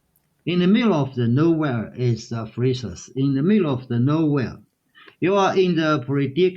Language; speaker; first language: English; non-native, learner; Chinese